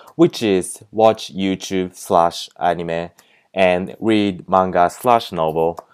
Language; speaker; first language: English; non-native, fluent; Japanese